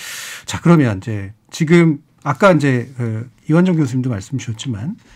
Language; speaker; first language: Korean; native; Korean